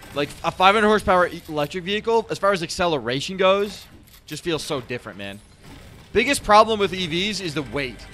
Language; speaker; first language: English; native; English